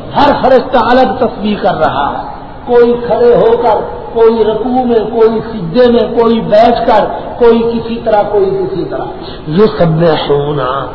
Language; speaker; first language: Urdu; non-native, local second language; Punjabi